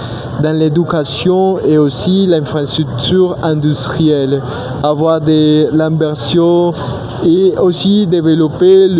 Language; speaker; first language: French; non-native, learner; Spanish